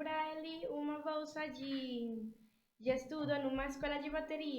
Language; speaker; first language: Portuguese; early bilingual, other home language; Spanish